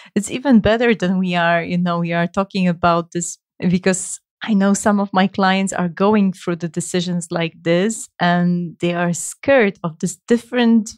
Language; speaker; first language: English; non-native, fluent; Polish